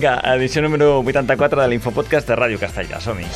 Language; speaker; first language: Catalan; native; Catalan